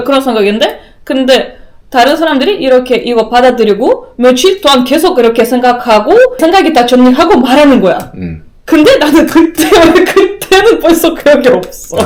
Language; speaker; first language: Korean; non-native, learner; Russian